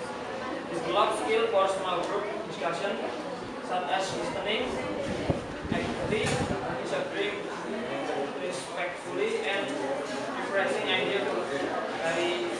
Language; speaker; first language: English; non-native, learner; Indonesian